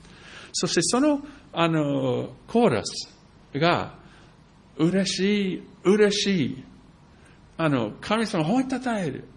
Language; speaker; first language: Japanese; non-native, fluent; English